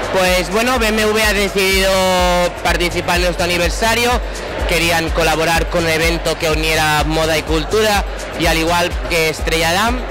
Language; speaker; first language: Spanish; non-native, local second language; Catalan